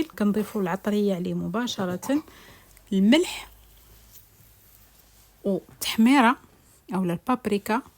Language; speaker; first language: Arabic; native; Arabic